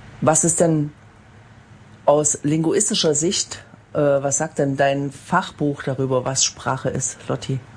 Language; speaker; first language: German; native; German